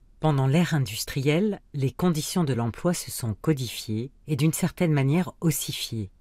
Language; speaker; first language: French; native; French